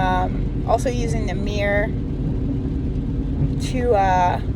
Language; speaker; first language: English; native; English